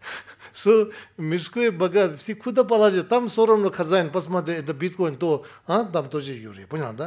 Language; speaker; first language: Russian; non-native, learner; Tibetan